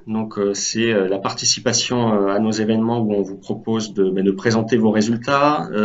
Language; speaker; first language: French; native; French